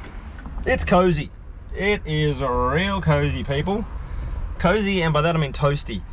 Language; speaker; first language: English; native; English